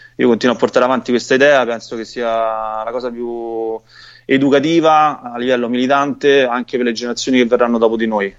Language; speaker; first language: Italian; native; Italian